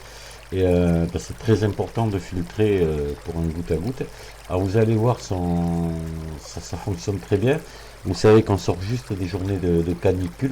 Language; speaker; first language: French; native; French